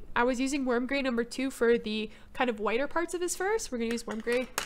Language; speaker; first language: English; native; English